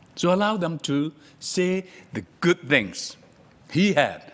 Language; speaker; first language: English; non-native, fluent; Vietnamese